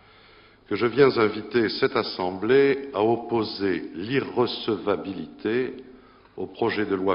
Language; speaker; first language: French; native; French